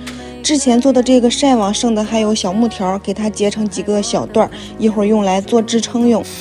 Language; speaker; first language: Chinese; native; Chinese